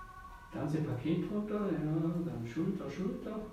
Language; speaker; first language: German; native; German